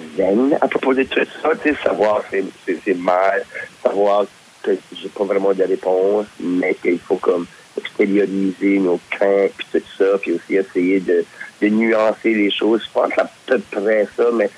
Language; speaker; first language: French; native; French